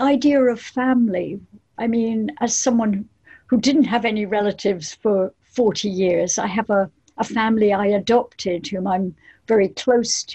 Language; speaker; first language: English; native; English